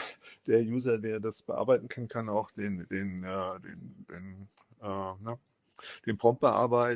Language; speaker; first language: German; native; German